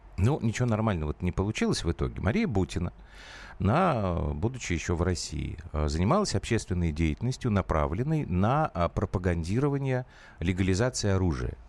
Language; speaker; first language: Russian; native; Russian